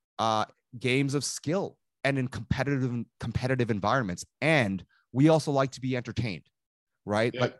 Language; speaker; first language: English; native; English